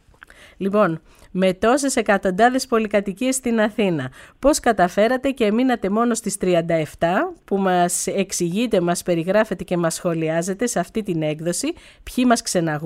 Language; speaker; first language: Greek; native; Greek